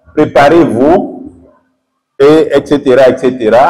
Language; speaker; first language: French; non-native, local second language; Yoruba